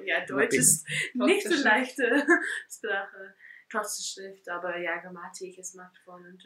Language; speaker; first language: German; non-native, fluent; English